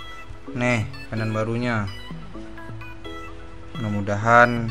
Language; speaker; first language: Indonesian; native; Indonesian